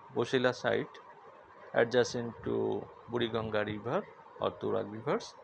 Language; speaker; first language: English; non-native, local second language; Bangla